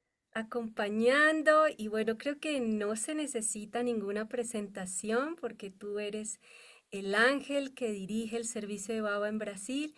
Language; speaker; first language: Spanish; native; Spanish